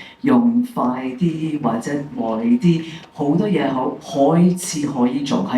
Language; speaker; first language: Cantonese; early bilingual, heritage; English